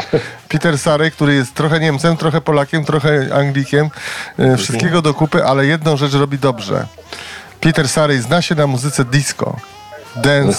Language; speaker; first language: Polish; native; Polish